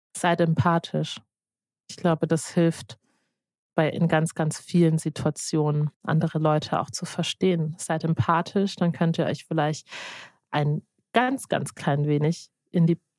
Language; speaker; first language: German; native; German